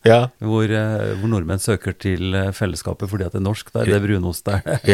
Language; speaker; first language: Norwegian; native; Norwegian